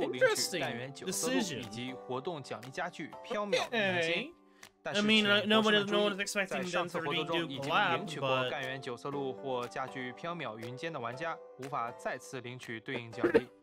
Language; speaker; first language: Chinese; native; Chinese